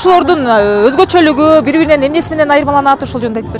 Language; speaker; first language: Kyrgyz; native; Kyrgyz